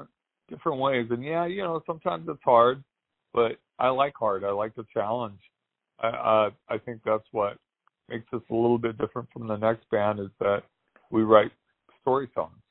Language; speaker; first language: English; native; English